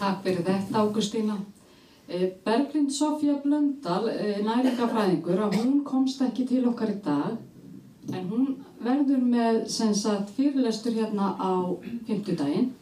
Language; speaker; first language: Icelandic; native; Icelandic